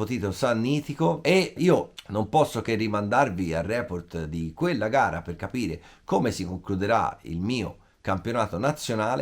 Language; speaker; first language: Italian; native; Italian